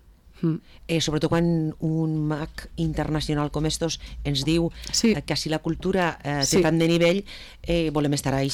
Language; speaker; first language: Catalan; native; Catalan